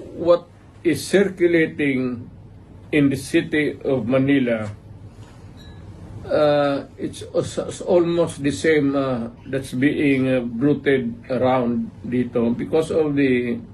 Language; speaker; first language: English; non-native, local second language; Cebuano